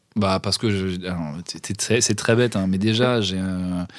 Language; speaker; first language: French; native; French